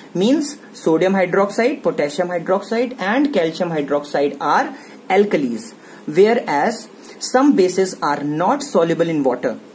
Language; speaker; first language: English; non-native, local second language; Hindi